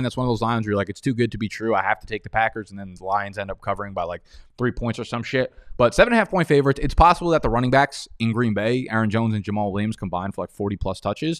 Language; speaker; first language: English; native; English